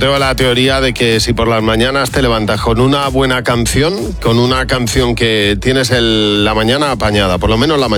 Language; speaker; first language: Spanish; native; Spanish